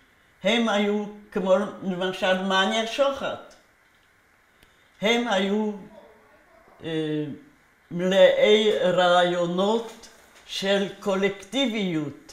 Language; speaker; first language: Hebrew; non-native, fluent; Polish